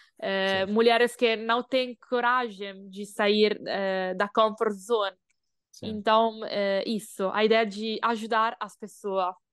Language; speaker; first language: Portuguese; non-native, learner; Italian